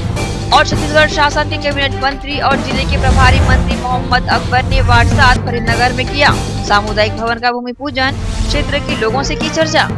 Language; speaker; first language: Hindi; native; Hindi